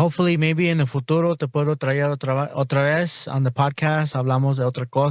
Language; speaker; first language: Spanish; non-native, learner; English